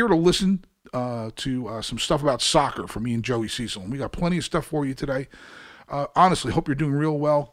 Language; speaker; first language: English; native; English